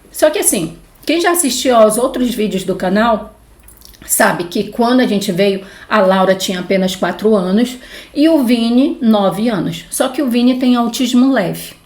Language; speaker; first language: Portuguese; native; Portuguese